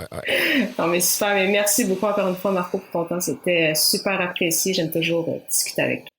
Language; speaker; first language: French; native; French